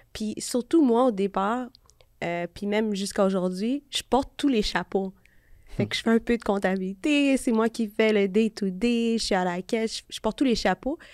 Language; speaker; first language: French; native; French